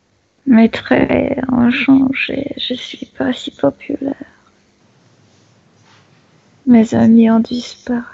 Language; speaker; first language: French; non-native, fluent; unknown